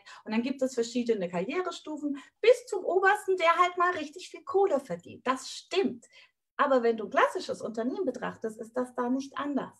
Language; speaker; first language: German; native; German